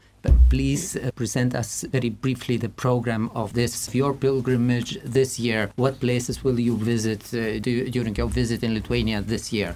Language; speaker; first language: English; non-native, fluent; Lithuanian